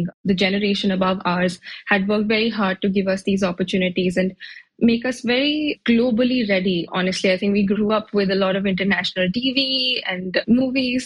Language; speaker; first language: English; non-native, local second language; Hindi